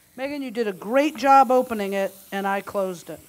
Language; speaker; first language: English; native; English